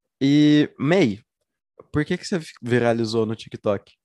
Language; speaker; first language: Portuguese; native; Portuguese